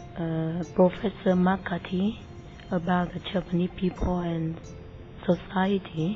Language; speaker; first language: English; non-native, learner; Vietnamese